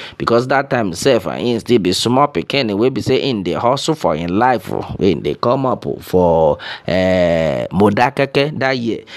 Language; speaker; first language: Nigerian Pidgin; non-native, local second language; Yoruba